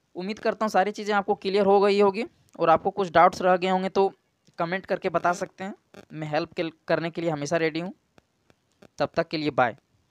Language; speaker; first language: Hindi; native; Hindi